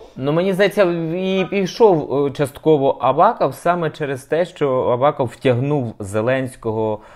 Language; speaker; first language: Ukrainian; native; Ukrainian